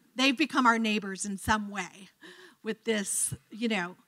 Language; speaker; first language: English; native; English